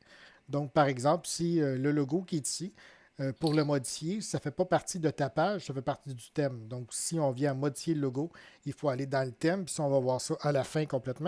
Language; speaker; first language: French; native; French